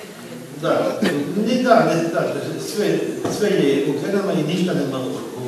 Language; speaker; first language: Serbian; non-native, fluent; French